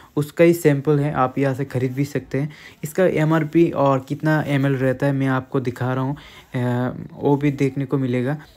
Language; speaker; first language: Hindi; non-native, local second language; Bangla